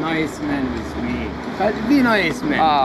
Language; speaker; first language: English; non-native, learner; Arabic